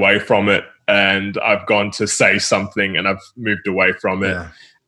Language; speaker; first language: English; native; English